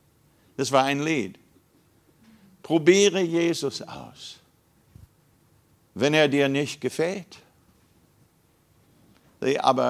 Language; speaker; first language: German; non-native, fluent; English